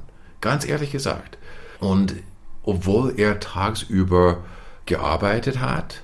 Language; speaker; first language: German; non-native, fluent; English